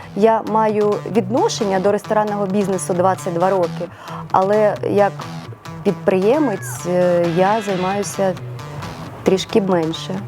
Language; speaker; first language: Ukrainian; non-native, local second language; Russian